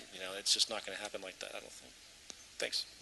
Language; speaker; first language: English; native; English